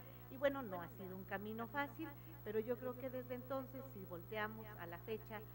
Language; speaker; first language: Spanish; native; Spanish